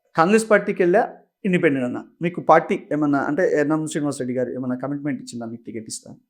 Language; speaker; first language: Telugu; native; Telugu